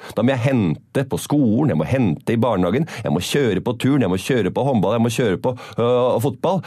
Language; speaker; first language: Norwegian; native; Norwegian